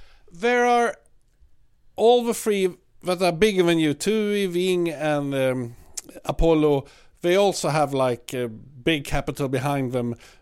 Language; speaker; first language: English; non-native, fluent; Swedish